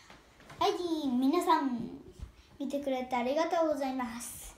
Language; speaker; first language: Japanese; early bilingual, heritage; Japanese